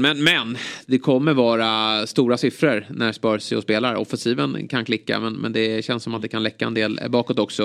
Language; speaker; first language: Swedish; native; Swedish